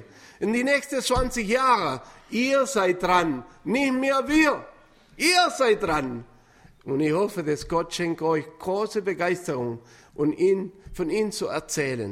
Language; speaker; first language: German; non-native, fluent; Spanish